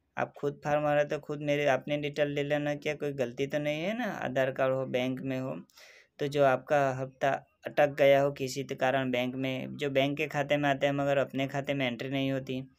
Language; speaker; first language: Hindi; non-native, local second language; Gujarati